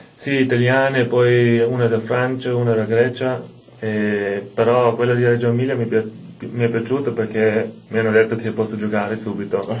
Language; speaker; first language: Italian; non-native, fluent; German